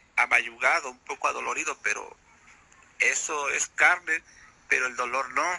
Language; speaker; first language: Spanish; native; Spanish